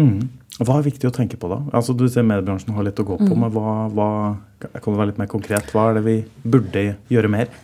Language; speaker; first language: Norwegian; native; Norwegian